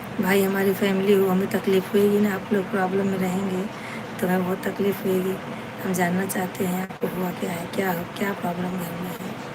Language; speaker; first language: Hindi; native; Hindi